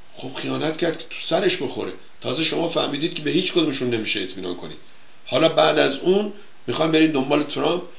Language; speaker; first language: Persian; native; Persian